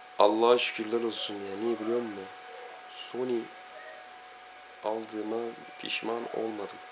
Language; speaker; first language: Turkish; native; Turkish